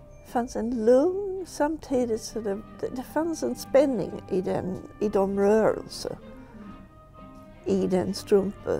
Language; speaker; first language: Swedish; non-native, fluent; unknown